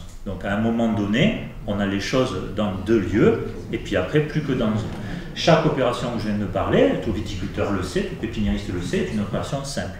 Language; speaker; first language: French; native; French